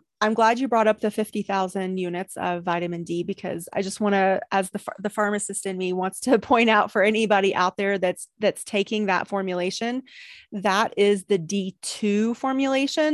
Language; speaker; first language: English; native; English